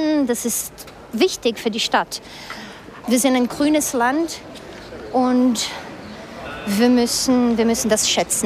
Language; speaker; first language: German; non-native, fluent; Portuguese